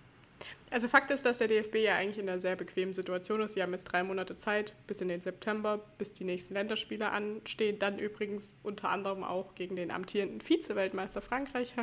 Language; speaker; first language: German; native; German